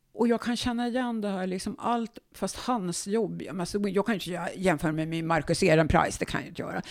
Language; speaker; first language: Swedish; native; Swedish